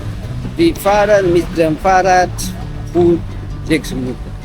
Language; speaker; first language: German; non-native, learner; Amharic